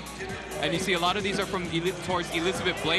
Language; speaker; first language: English; native; English